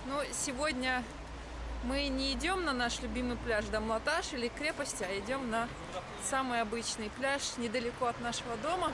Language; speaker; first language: Russian; native; Russian